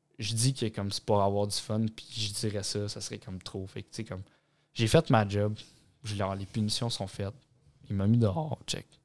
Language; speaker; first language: French; native; French